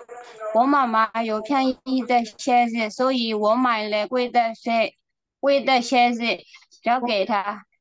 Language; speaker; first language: Chinese; non-native, learner; Thai